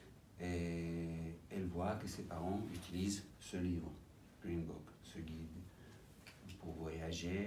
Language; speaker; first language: French; non-native, fluent; English